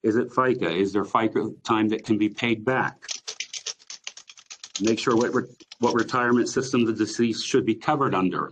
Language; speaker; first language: English; native; English